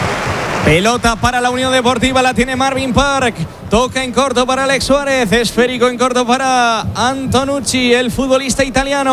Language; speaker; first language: Spanish; native; Spanish